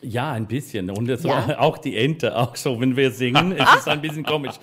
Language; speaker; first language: German; non-native, learner; English